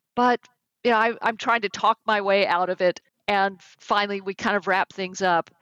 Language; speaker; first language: English; native; English